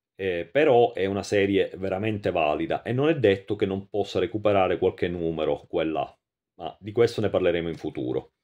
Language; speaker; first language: Italian; native; Italian